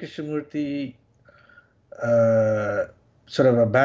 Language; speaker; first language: English; non-native, local second language; Tamil